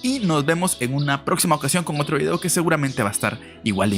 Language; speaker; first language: Spanish; native; Spanish